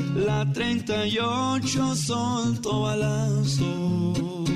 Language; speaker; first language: Spanish; native; Spanish